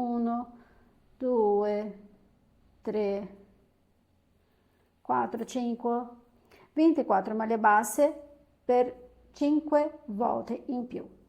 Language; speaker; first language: Italian; non-native, fluent; Portuguese